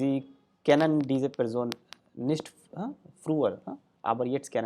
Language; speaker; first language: German; non-native, fluent; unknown